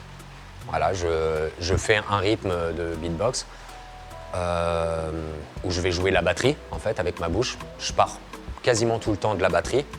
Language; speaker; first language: French; native; French